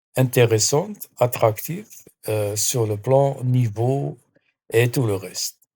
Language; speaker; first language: French; non-native, local second language; Arabic